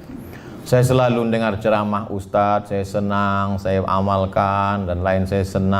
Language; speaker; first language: Indonesian; native; Indonesian